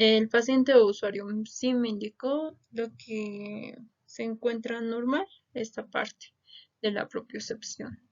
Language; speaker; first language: Spanish; native; Spanish